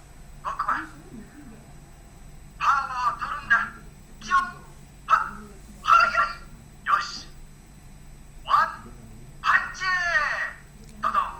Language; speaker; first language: Japanese; non-native, learner; Indonesian